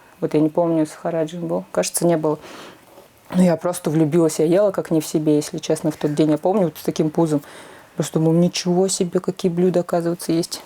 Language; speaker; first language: Russian; native; Russian